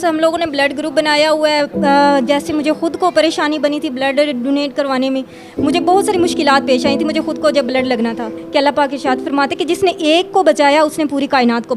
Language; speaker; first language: Hindi; non-native, local second language; Punjabi